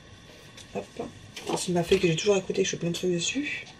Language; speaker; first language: French; native; French